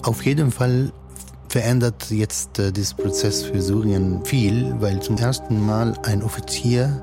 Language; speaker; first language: German; non-native, fluent; Arabic